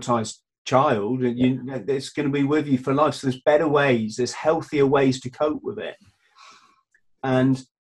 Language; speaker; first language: English; native; English